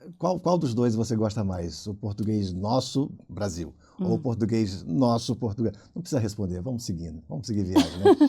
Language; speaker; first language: Portuguese; native; Portuguese